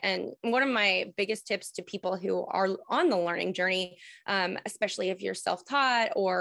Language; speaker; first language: English; native; English